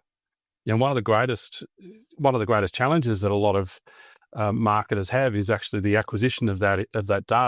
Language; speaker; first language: English; native; English